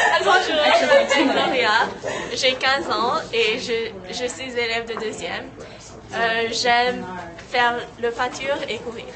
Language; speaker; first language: French; non-native, learner; English